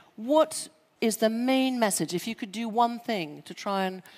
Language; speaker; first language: English; early bilingual, other home language; French